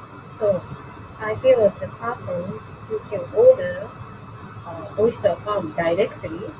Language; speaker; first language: English; non-native, learner; Japanese